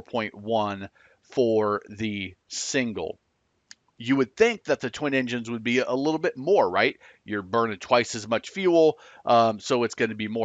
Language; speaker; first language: English; native; English